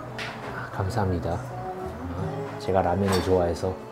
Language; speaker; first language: Korean; early bilingual, heritage; English